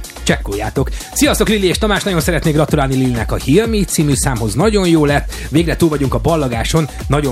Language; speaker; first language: Hungarian; native; Hungarian